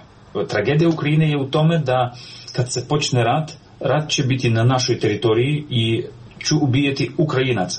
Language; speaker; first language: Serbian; non-native, fluent; Ukrainian